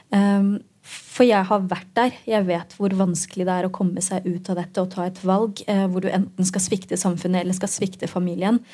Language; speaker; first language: Norwegian; early bilingual, other home language; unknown